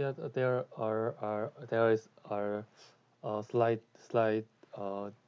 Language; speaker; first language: English; non-native, learner; Korean